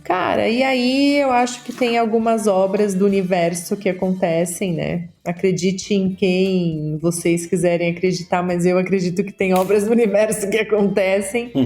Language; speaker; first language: Portuguese; native; Portuguese